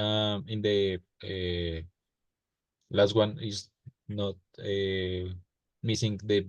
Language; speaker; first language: English; non-native, learner; Spanish